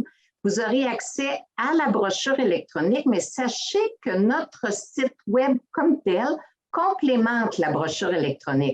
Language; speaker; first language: French; native; French